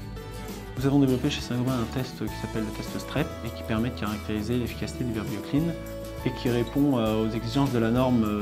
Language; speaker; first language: French; native; French